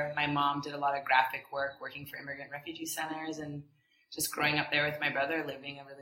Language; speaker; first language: English; native; English